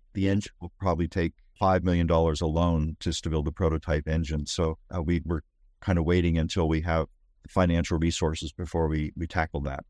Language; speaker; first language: English; native; English